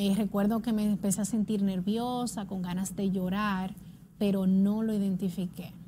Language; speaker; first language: Spanish; native; Spanish